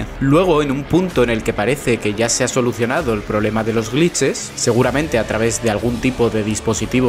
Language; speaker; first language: Spanish; native; Spanish